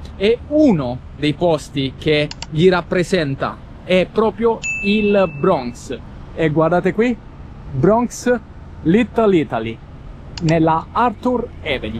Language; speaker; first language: Italian; native; Italian